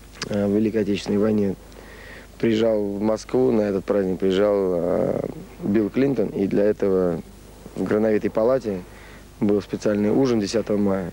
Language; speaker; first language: Russian; native; Russian